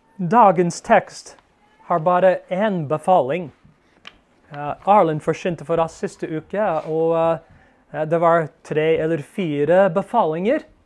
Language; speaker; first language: Norwegian; non-native, fluent; English